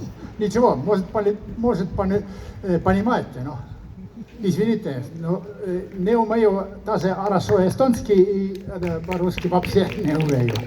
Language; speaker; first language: Russian; non-native, learner; Estonian